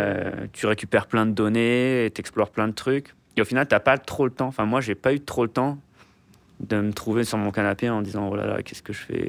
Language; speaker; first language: French; native; French